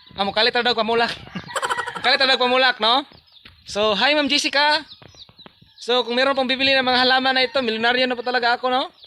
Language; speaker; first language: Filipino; non-native, local second language; Cebuano